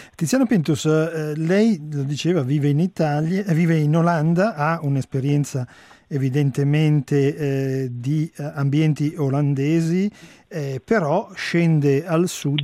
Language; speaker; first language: Italian; native; Italian